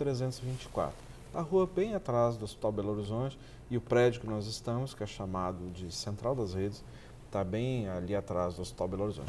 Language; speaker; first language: Portuguese; native; Portuguese